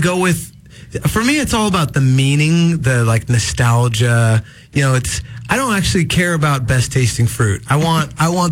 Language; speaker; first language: English; native; English